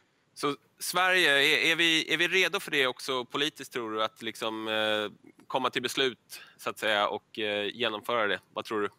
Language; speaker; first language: Swedish; native; Swedish